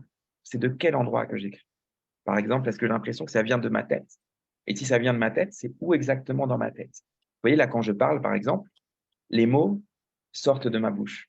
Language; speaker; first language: French; native; French